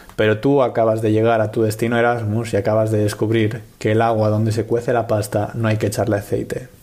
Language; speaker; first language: Spanish; native; Spanish